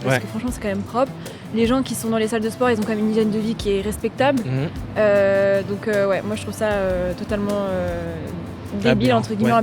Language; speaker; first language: French; native; French